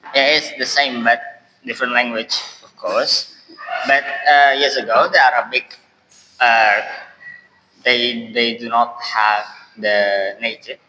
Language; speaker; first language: English; non-native, learner; Indonesian